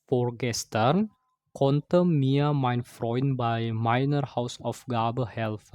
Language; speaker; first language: German; non-native, fluent; Indonesian